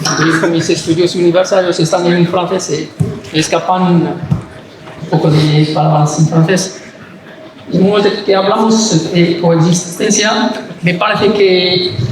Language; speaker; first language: Spanish; non-native, learner; Arabic